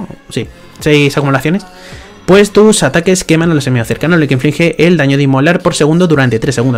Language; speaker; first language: Spanish; native; Spanish